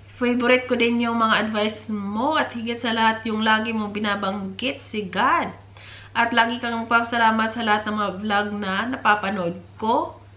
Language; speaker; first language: Filipino; non-native, local second language; Cebuano